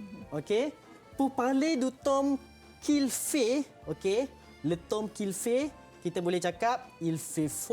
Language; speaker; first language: French; non-native, fluent; Malay